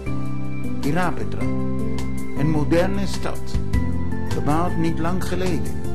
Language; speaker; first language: Dutch; non-native, fluent; Greek